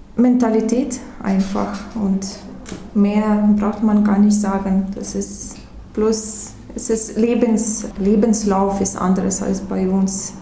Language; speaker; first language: German; non-native, learner; Ukrainian